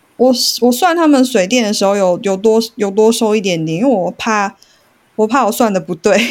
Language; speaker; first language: Chinese; native; Chinese